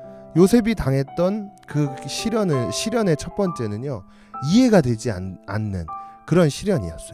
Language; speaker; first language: Korean; native; Korean